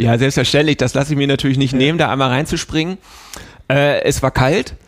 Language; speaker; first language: German; native; German